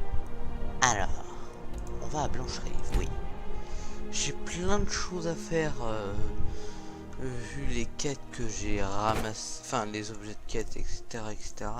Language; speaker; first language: French; native; French